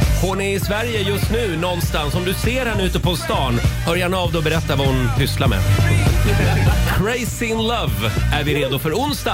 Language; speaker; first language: Swedish; native; Swedish